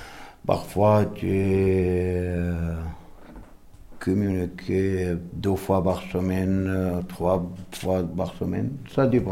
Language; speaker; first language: French; non-native, learner; Arabic